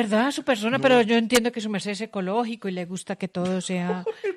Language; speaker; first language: Spanish; native; Spanish